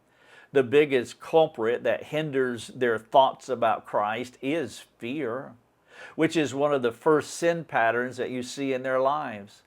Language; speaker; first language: English; native; English